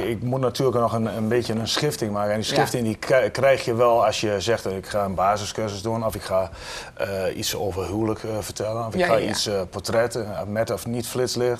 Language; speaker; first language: Dutch; native; Dutch